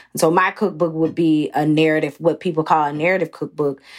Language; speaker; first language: English; native; English